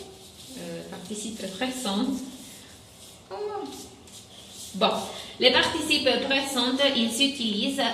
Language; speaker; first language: French; non-native, learner; Spanish